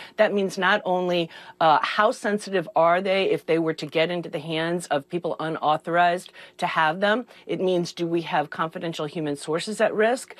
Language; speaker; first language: English; native; English